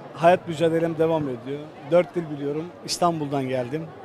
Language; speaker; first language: Turkish; non-native, local second language; Kurdish